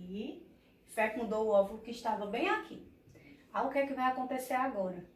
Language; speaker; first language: Portuguese; native; Portuguese